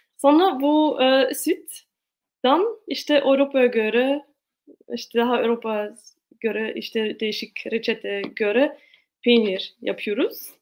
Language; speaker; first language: Turkish; non-native, fluent; German